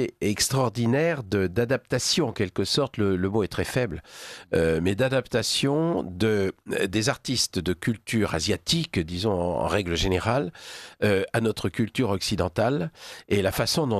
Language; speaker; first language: French; native; French